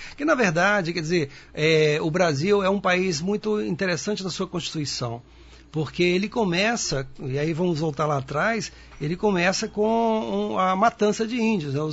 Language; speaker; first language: Portuguese; native; Portuguese